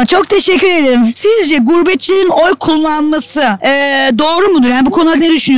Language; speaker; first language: Turkish; native; Turkish